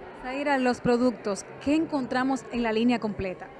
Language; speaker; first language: Spanish; native; Spanish